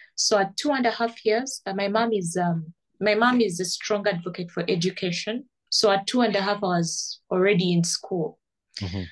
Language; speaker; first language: English; non-native, local second language; Ganda